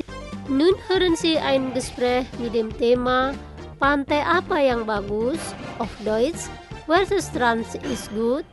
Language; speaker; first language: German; non-native, fluent; Indonesian